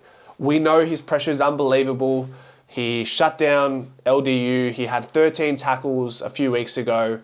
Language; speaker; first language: English; native; English